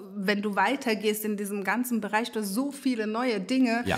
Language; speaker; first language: German; non-native, fluent; Hungarian